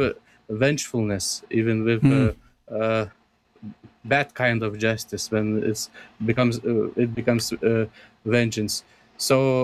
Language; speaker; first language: English; non-native, fluent; Lithuanian